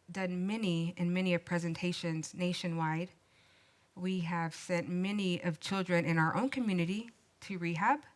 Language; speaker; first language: English; native; English